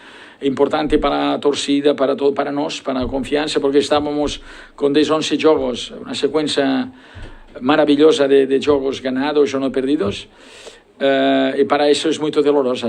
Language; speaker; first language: Portuguese; non-native, learner; Spanish